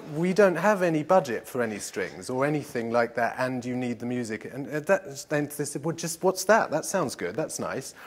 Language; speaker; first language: English; native; English